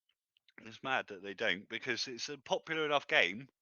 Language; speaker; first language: English; native; English